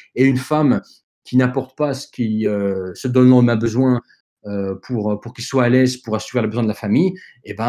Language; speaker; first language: French; early bilingual, other home language; Dutch